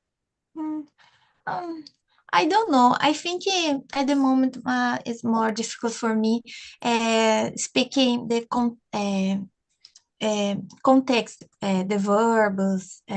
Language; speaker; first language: English; non-native, learner; Portuguese